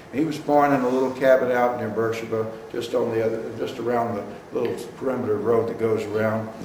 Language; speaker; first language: English; native; English